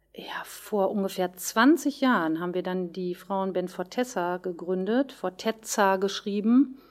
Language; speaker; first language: German; native; German